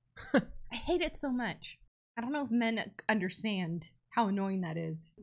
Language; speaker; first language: English; native; English